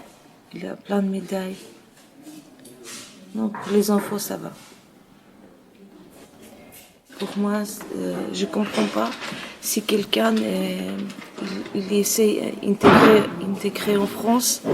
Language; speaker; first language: French; non-native, learner; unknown